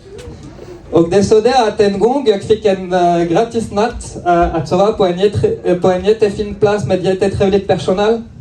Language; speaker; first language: Swedish; non-native, learner; French